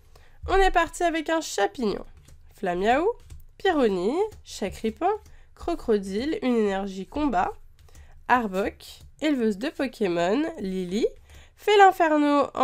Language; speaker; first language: French; native; French